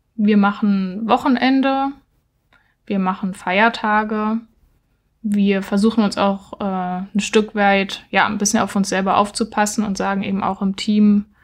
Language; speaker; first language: German; native; German